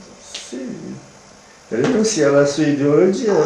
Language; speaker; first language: Spanish; non-native, learner; Romanian